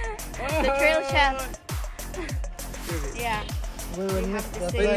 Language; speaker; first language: English; non-native, local second language; Filipino